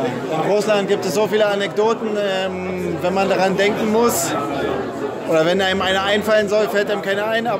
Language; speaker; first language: German; native; German